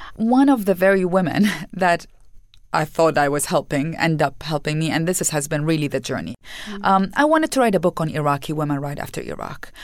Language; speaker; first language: English; non-native, fluent; Arabic